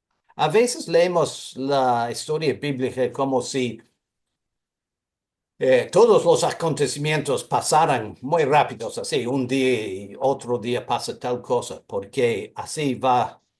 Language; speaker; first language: Spanish; non-native, fluent; English